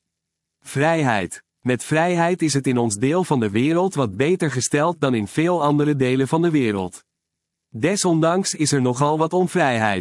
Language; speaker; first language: Dutch; native; Dutch